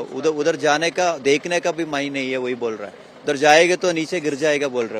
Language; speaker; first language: Hindi; non-native, local second language; Malayalam